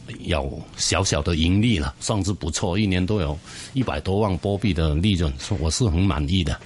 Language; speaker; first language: Chinese; non-native, fluent; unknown